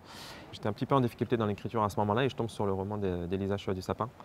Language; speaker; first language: French; native; French